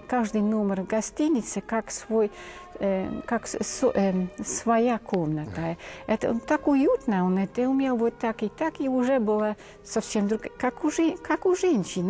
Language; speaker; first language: Russian; non-native, fluent; Dutch